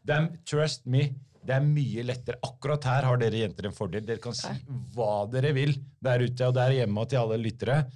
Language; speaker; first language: Norwegian; early bilingual, other home language; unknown